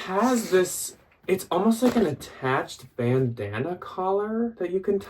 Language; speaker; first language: English; native; English